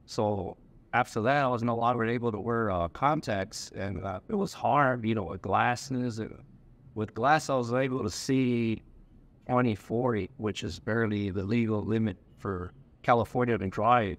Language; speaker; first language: English; native; English